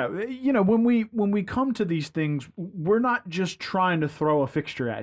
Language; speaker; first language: English; native; English